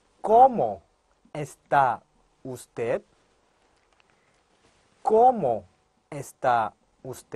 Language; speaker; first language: Spanish; non-native, fluent; Korean